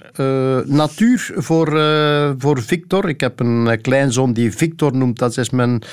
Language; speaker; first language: Dutch; native; Dutch